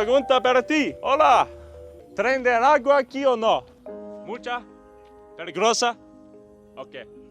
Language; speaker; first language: Spanish; non-native, learner; English